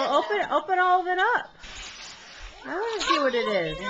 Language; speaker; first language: English; native; English